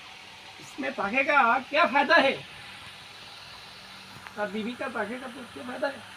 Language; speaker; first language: Hindi; non-native, learner; Bangla